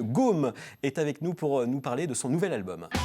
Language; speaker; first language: French; native; French